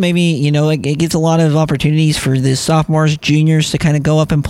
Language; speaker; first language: English; native; English